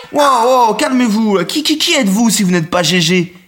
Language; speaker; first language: French; native; French